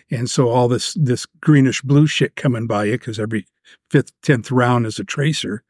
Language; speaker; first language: English; native; English